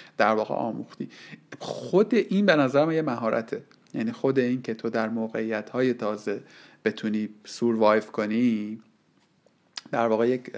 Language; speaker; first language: Persian; native; Persian